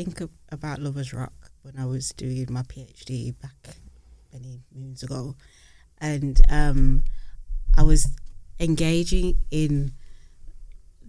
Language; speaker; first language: English; native; English